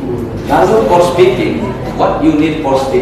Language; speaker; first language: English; non-native, learner; Indonesian